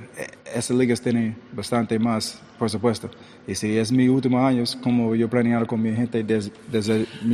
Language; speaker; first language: Spanish; early bilingual, heritage; English